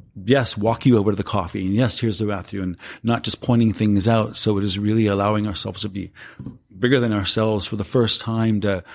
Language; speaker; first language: English; native; English